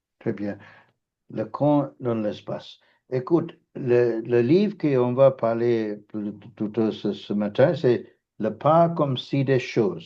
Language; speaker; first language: French; non-native, fluent; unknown